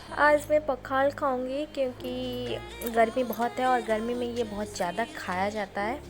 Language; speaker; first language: Hindi; non-native, local second language; Odia